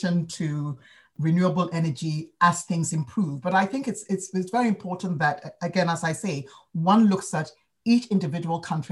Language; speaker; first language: English; non-native, local second language; Akan